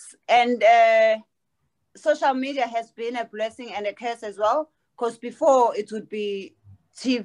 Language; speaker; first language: English; non-native, local second language; Zulu